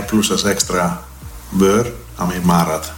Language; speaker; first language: Hungarian; non-native, learner; Greek